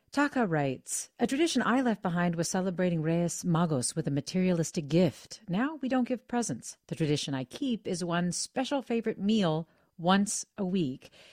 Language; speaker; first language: English; native; English